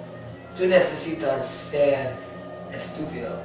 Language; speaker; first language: Spanish; non-native, learner; English